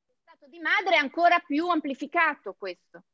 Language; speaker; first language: Italian; native; Italian